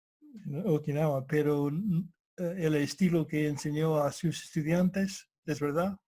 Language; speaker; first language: Spanish; non-native, fluent; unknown